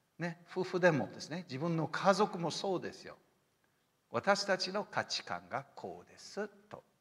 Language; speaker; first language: Japanese; non-native, fluent; English